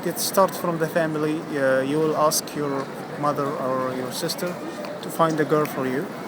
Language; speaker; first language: English; non-native, fluent; Arabic